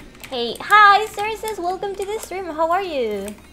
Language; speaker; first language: English; non-native, learner; Spanish